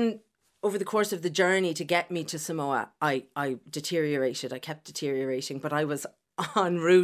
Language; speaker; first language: English; native; English